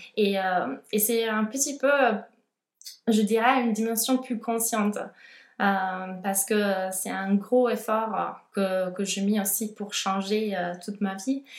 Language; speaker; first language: French; non-native, fluent; Italian